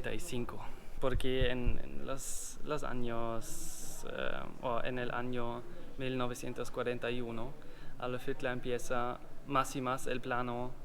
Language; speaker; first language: Spanish; non-native, learner; German